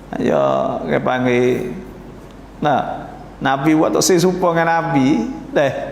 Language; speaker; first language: Malay; native; Malay